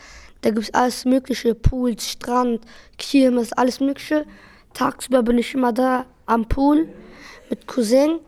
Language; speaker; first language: German; early bilingual, other home language; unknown